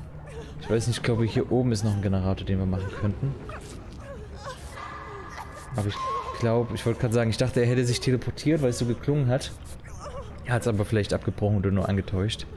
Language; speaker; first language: German; native; German